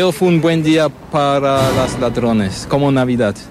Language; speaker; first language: Spanish; non-native, fluent; German